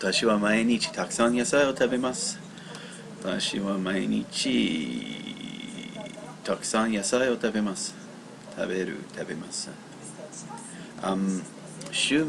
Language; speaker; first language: Japanese; non-native, learner; English